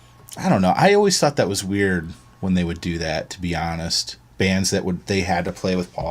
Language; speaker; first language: English; native; English